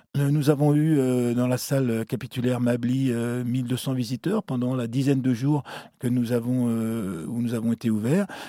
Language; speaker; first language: French; native; French